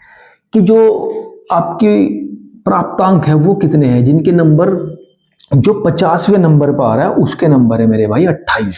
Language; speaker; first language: Hindi; native; Hindi